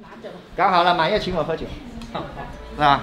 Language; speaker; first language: Chinese; native; Chinese